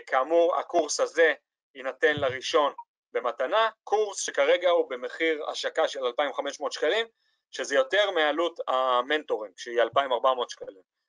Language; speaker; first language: Hebrew; native; Hebrew